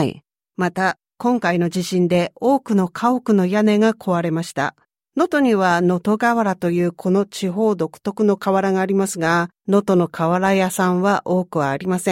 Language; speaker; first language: Japanese; native; Japanese